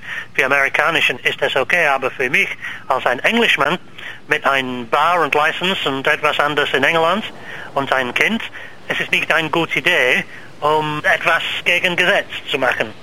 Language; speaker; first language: German; non-native, learner; English